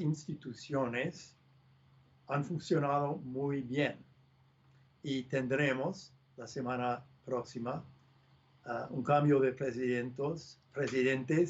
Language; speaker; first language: Spanish; non-native, fluent; English